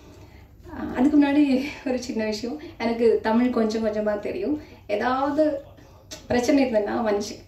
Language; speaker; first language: Tamil; non-native, learner; Malayalam